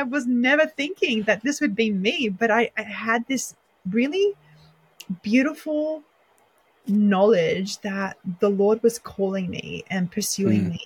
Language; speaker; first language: English; native; English